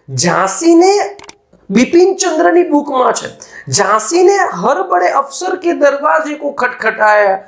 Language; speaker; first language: Hindi; non-native, local second language; Gujarati